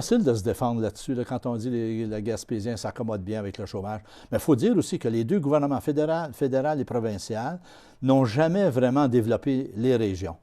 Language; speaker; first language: French; native; French